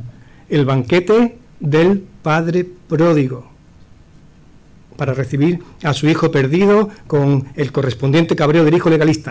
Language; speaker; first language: Spanish; native; Spanish